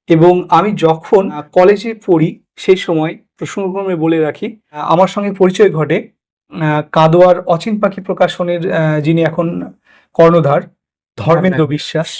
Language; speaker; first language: Bangla; native; Bangla